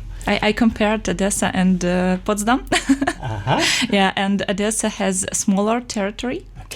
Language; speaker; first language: English; non-native, fluent; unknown